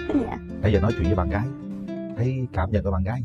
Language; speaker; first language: Vietnamese; native; Vietnamese